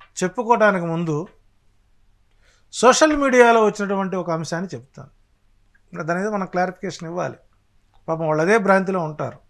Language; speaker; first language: Telugu; native; Telugu